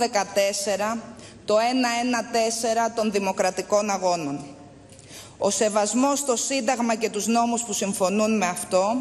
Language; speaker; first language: Greek; native; Greek